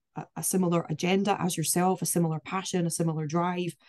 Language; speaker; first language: English; native; English